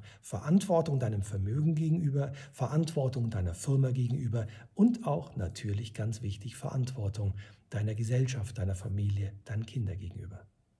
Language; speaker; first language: German; native; German